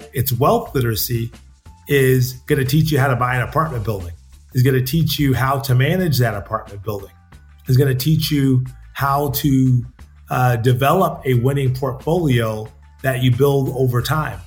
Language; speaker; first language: English; native; English